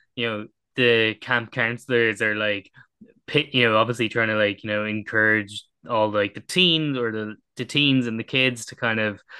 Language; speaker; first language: English; native; English